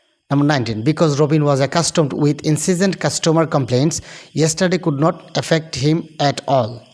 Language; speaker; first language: English; non-native, local second language; Bangla